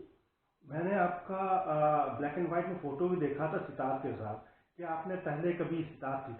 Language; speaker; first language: Hindi; native; Hindi